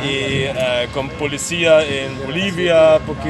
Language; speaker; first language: Spanish; non-native, learner; German